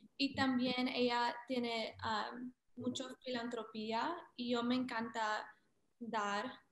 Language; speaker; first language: Spanish; early bilingual, heritage; Spanish